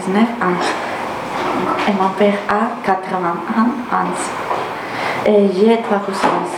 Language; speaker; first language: French; non-native, learner; Spanish